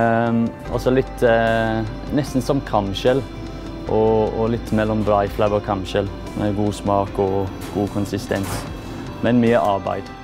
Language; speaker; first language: Norwegian; non-native, fluent; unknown